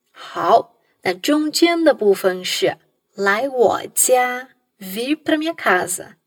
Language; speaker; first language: Chinese; non-native, fluent; Portuguese